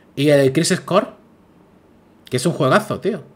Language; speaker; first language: Spanish; native; Spanish